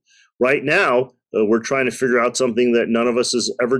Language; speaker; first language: English; native; English